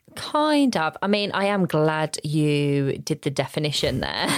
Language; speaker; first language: English; native; English